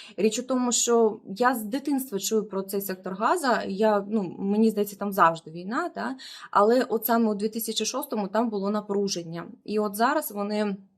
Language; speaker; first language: Ukrainian; non-native, local second language; Russian